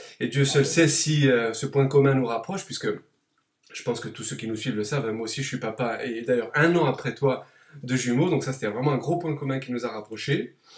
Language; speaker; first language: French; native; French